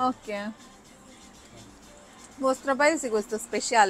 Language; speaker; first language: Italian; non-native, learner; Malayalam